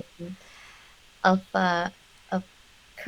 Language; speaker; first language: English; non-native, learner; Vietnamese